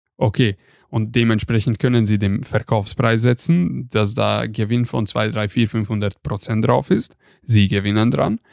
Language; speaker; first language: German; non-native, fluent; Hungarian